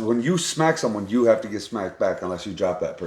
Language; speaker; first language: English; native; English